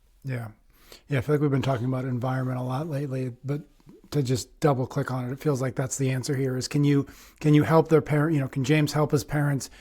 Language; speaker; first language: English; native; English